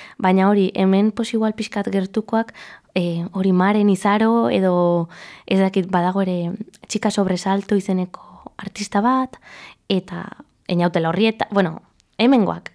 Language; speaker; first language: Basque; non-native, local second language; Spanish